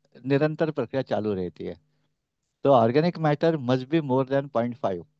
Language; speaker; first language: Hindi; non-native, local second language; Marathi